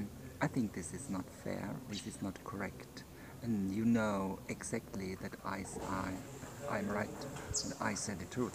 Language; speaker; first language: English; non-native, fluent; German